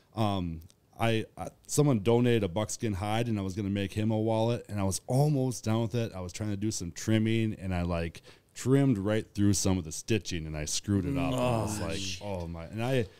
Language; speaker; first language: English; native; English